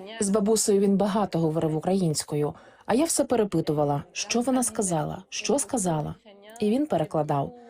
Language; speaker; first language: Ukrainian; non-native, learner; French